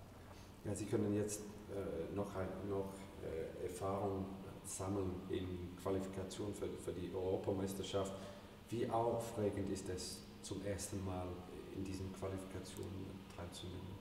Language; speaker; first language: German; non-native, learner; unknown